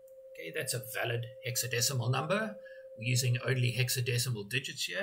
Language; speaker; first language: English; native; English